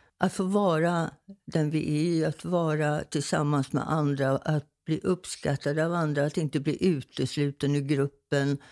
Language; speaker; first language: Swedish; native; Swedish